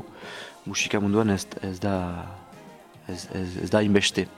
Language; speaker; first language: Basque; non-native, learner; French